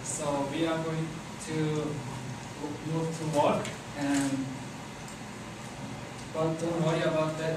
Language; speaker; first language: English; non-native, learner; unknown